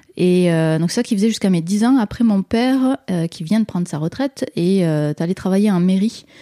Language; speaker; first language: French; native; French